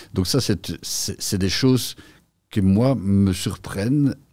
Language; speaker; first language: French; native; French